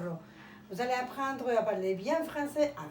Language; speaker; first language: French; non-native, fluent; Spanish